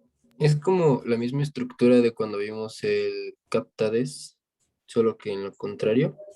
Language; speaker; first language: Spanish; non-native, fluent; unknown